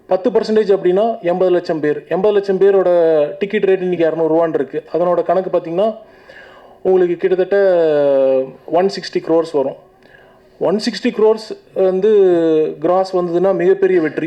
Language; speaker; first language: Tamil; native; Tamil